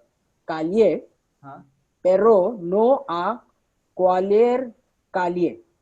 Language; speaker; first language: Spanish; non-native, learner; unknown